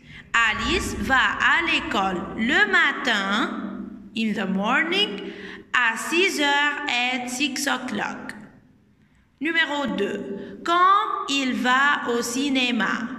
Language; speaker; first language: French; non-native, fluent; Arabic